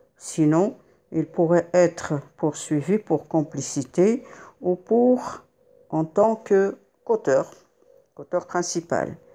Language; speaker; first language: French; non-native, local second language; Arabic